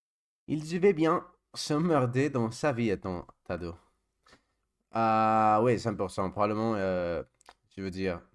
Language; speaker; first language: French; non-native, learner; Spanish